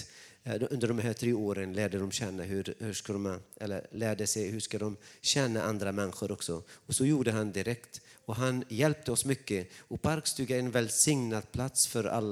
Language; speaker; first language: Swedish; non-native, fluent; Arabic